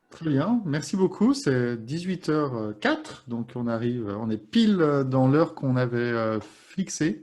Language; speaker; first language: French; native; French